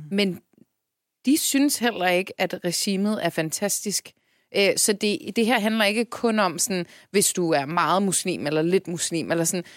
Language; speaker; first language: Danish; early bilingual, other home language; Turkish